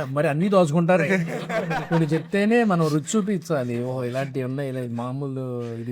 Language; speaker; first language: Telugu; native; Telugu